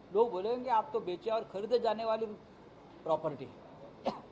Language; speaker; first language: Hindi; non-native, local second language; Marathi